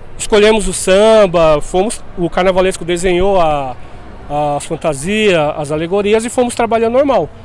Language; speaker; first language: Portuguese; native; Portuguese